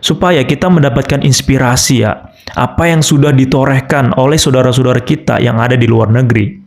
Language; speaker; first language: Indonesian; native; Indonesian